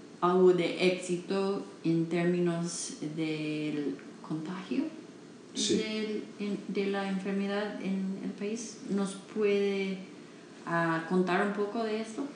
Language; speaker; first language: Spanish; non-native, learner; English